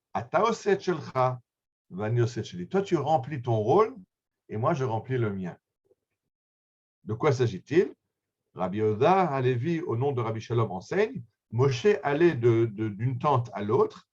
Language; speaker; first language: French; native; French